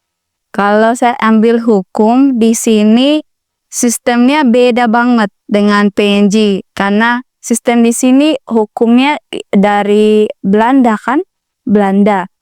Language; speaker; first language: Indonesian; non-native, learner; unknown